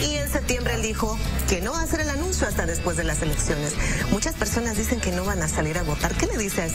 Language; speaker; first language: Spanish; native; Spanish